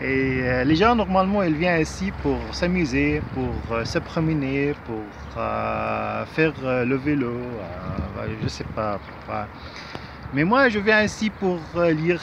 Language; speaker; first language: French; non-native, fluent; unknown